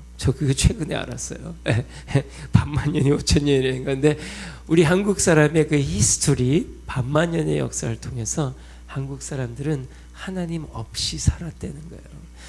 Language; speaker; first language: Korean; early bilingual, heritage; Korean